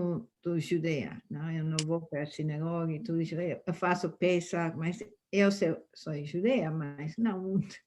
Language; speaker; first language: Portuguese; non-native, fluent; English